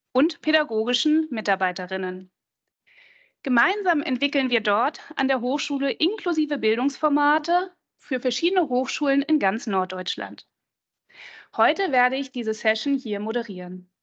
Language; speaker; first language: German; native; German